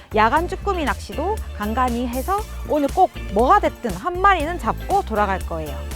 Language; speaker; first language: Korean; native; Korean